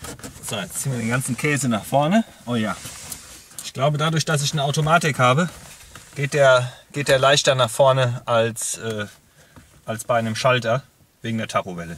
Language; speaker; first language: German; native; German